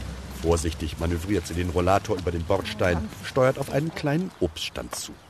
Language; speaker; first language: German; native; German